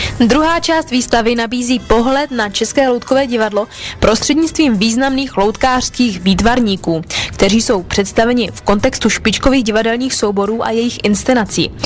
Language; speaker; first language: Czech; native; Czech